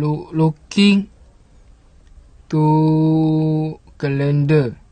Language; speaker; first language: English; non-native, learner; Malay